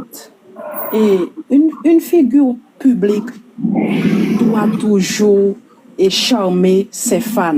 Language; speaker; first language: French; non-native, local second language; Haitian Creole